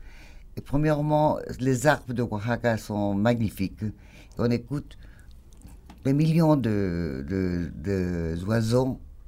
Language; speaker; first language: French; non-native, fluent; Spanish